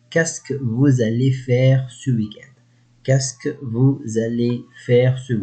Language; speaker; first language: French; non-native, learner; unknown